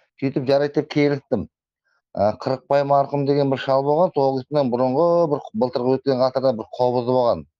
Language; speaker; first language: Kazakh; native; Kazakh